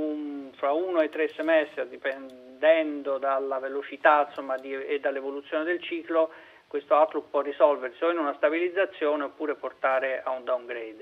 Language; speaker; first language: Italian; native; Italian